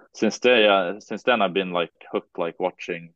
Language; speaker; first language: English; non-native, fluent; Swedish